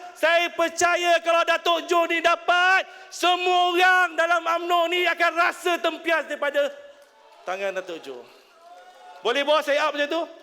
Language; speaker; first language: Malay; native; Malay